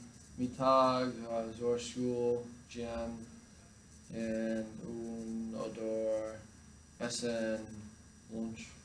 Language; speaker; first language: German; non-native, learner; English